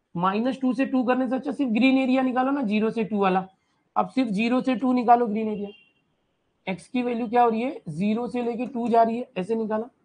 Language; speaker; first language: Hindi; non-native, local second language; Marathi